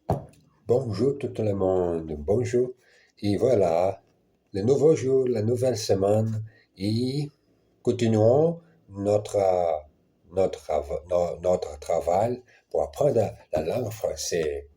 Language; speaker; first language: French; non-native, learner; Portuguese